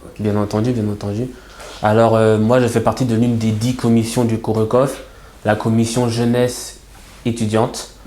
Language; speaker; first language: French; native; French